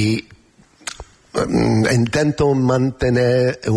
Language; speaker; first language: Spanish; non-native, learner; English